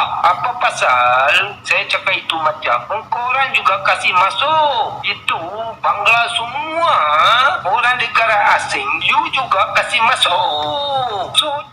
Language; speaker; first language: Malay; non-native, local second language; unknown